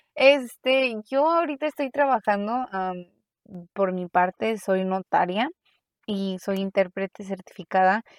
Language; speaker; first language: Spanish; early bilingual, heritage; Spanish